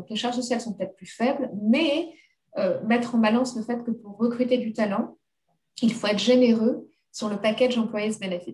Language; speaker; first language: French; native; French